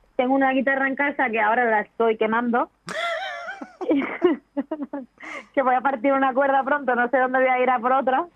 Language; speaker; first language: Spanish; native; Spanish